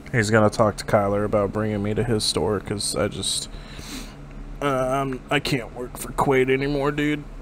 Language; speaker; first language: English; native; English